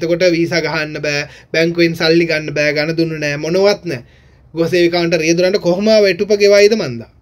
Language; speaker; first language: Sinhala; non-native, local second language; Tamil